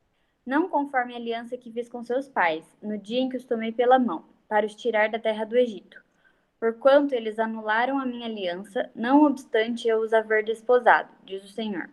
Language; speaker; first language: Portuguese; native; Portuguese